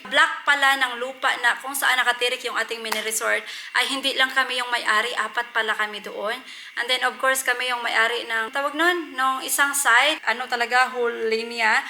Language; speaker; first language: Filipino; non-native, local second language; Cebuano